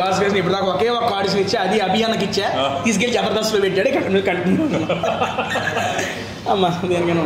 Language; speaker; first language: Telugu; native; Telugu